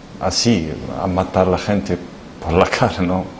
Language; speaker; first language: Spanish; non-native, learner; Arabic